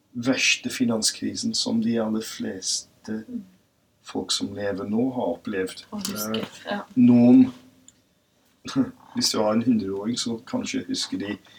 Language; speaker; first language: Norwegian; non-native, fluent; English